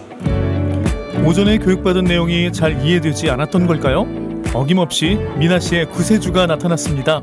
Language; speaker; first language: Korean; native; Korean